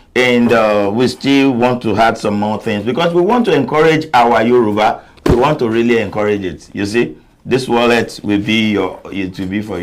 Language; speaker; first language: English; non-native, local second language; Yoruba